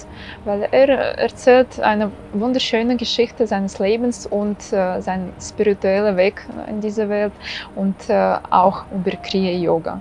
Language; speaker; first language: German; non-native, fluent; Russian